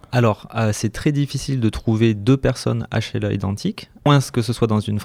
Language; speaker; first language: French; native; French